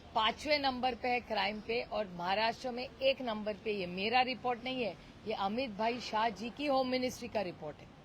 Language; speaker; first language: Hindi; non-native, local second language; Marathi